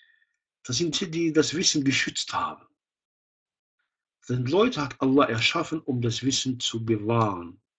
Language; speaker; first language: German; non-native, fluent; Arabic